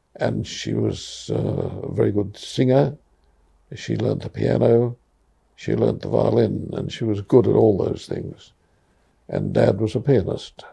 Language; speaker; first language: English; native; English